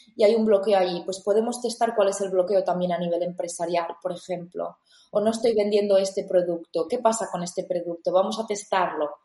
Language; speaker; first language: Spanish; native; Spanish